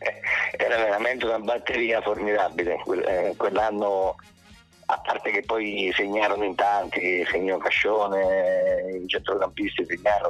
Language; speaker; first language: Italian; native; Italian